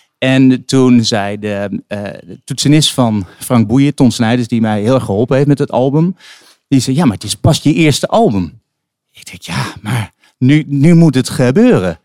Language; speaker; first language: Dutch; native; Dutch